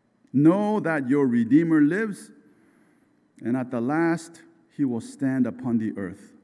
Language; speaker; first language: English; non-native, fluent; Korean